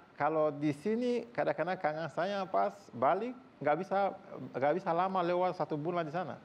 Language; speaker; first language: Indonesian; non-native, fluent; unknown